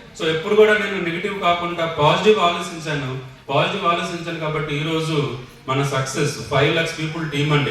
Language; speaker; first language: Telugu; non-native, fluent; Hindi